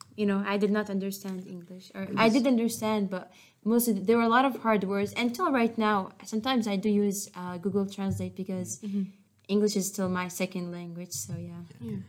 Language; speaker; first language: English; non-native, fluent; Arabic